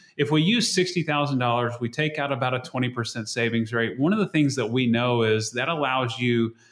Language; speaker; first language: English; native; English